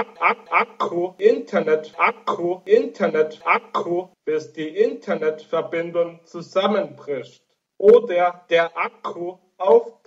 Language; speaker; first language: German; native; German